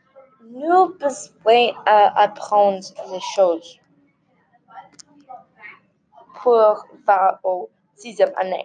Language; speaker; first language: French; non-native, learner; English